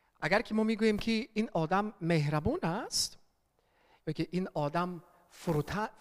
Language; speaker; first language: Persian; early bilingual, heritage; Persian